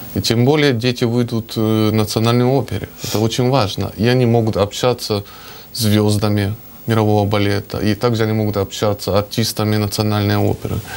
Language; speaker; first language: Russian; non-native, fluent; Japanese